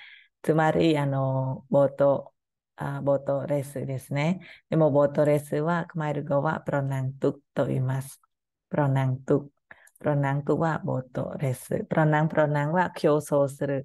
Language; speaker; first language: Japanese; non-native, learner; Khmer